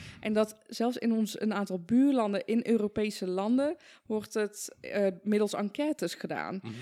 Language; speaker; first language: Dutch; early bilingual, other home language; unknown